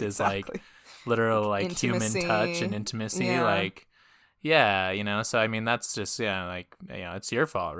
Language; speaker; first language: English; native; English